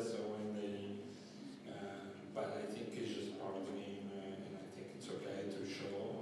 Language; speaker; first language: English; non-native, fluent; Italian